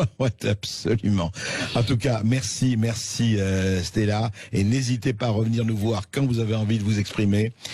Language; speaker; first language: French; native; French